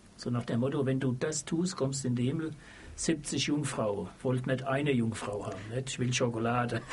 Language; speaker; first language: German; native; German